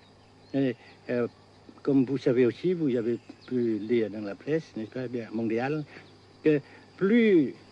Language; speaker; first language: French; non-native, fluent; Vietnamese